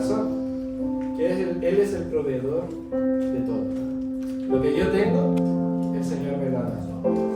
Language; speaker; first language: Spanish; native; Spanish